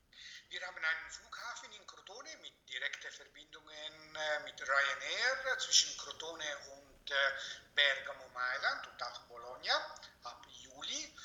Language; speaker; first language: German; non-native, fluent; Italian